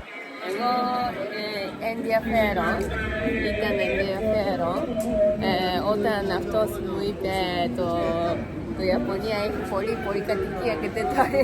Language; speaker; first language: Greek; non-native, learner; Japanese